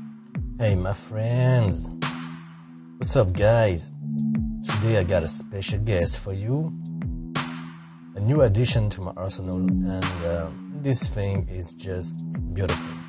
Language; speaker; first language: English; non-native, fluent; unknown